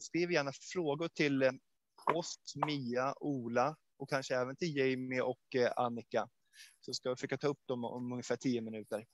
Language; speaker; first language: Swedish; native; Swedish